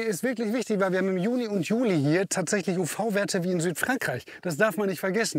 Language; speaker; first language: German; native; German